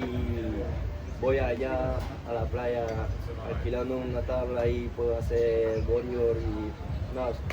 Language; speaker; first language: Spanish; non-native, fluent; French